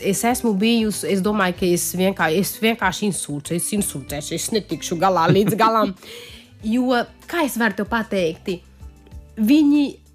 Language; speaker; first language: Latvian; non-native, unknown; Portuguese